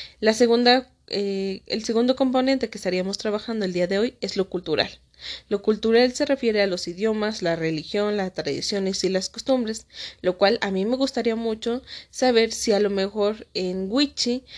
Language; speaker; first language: Spanish; native; Spanish